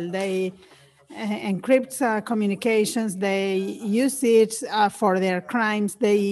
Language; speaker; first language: English; non-native, fluent; Spanish